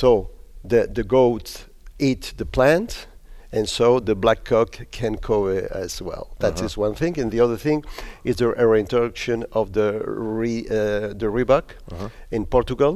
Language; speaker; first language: English; non-native, learner; Spanish